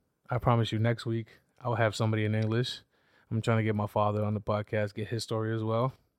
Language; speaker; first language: English; early bilingual, other home language; Spanish